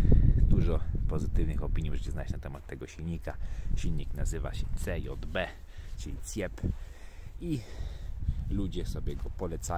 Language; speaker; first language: Polish; native; Polish